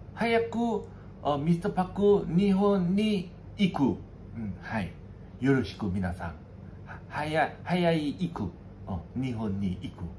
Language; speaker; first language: Japanese; non-native, learner; Korean